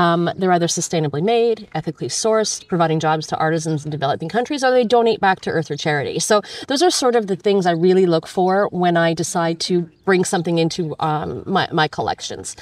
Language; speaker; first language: English; native; English